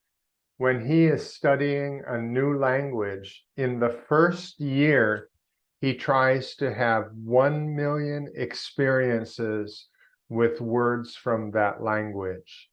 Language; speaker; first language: English; non-native, fluent; Vietnamese